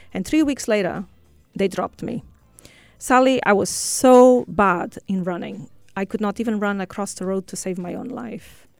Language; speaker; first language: English; non-native, fluent; Portuguese